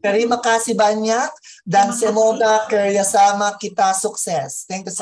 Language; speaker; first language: Indonesian; non-native, learner; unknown